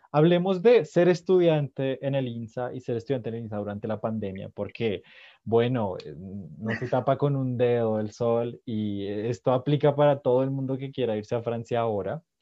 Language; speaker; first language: Spanish; native; Spanish